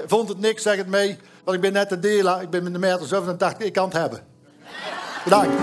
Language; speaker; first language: Dutch; native; Dutch